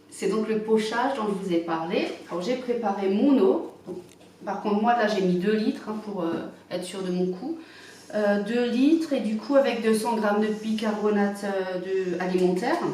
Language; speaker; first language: French; native; French